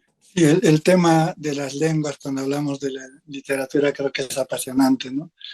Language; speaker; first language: Spanish; native; Spanish